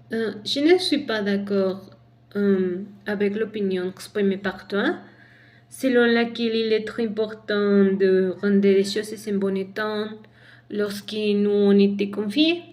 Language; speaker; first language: French; non-native, learner; Spanish